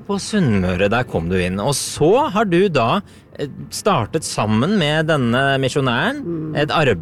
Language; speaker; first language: Norwegian; native; Norwegian